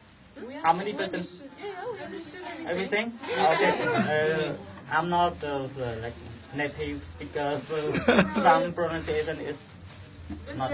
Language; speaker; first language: English; non-native, learner; Khmer